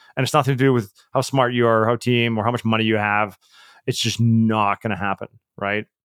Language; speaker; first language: English; early bilingual, other home language; Czech